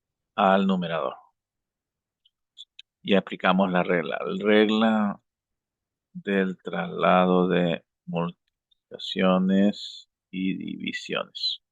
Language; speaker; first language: Spanish; native; Spanish